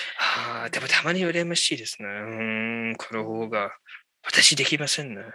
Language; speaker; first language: Japanese; non-native, fluent; German